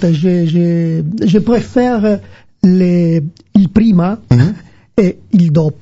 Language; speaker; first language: French; non-native, learner; Italian